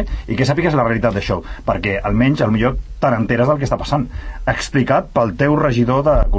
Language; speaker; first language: Catalan; native; Catalan